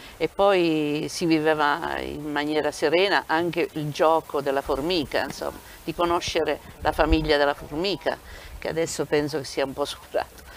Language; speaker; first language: Italian; native; Italian